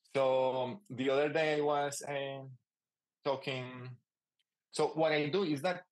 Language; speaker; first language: English; non-native, fluent; Spanish